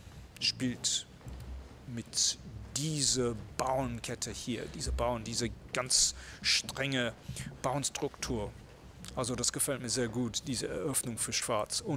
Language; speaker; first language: German; non-native, fluent; English